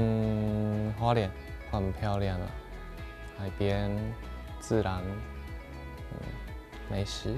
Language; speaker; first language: Chinese; non-native, fluent; Japanese